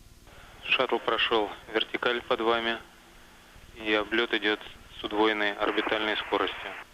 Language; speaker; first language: Russian; native; Russian